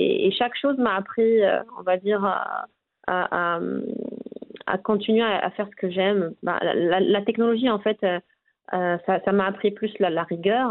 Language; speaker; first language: French; non-native, local second language; Arabic